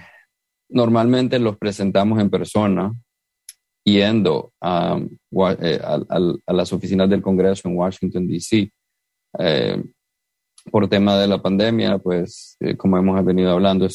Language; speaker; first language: Spanish; native; Spanish